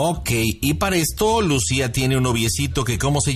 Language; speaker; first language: Spanish; native; Spanish